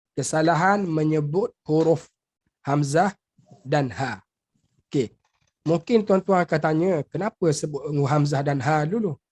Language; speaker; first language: Malay; native; Malay